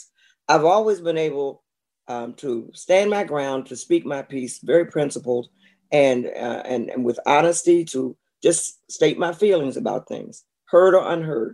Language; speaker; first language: English; native; English